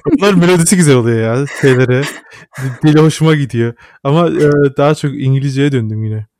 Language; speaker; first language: Turkish; early bilingual, heritage; Turkish